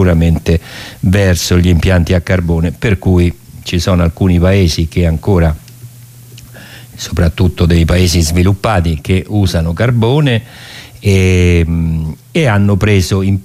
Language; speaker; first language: Italian; native; Italian